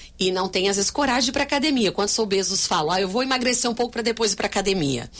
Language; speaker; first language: Portuguese; native; Portuguese